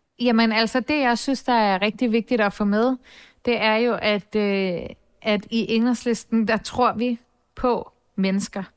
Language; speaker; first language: Danish; native; Danish